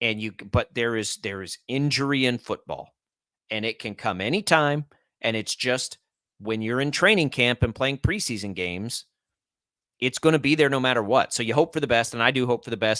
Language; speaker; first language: English; native; English